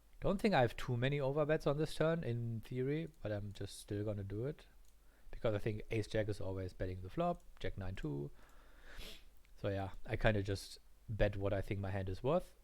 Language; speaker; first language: English; non-native, fluent; German